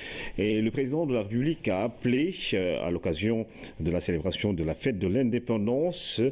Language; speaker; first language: French; non-native, local second language; Wolof